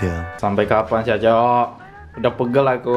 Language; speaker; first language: Indonesian; native; Indonesian